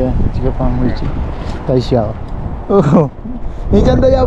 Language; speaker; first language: Chinese; non-native, learner; Filipino